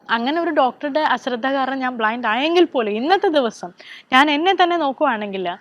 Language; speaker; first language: Malayalam; early bilingual, other home language; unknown